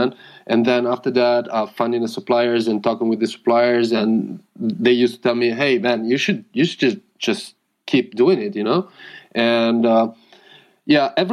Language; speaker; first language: English; non-native, fluent; Italian